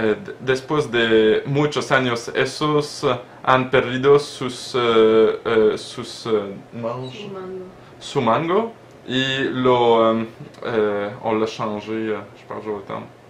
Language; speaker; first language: Spanish; non-native, learner; French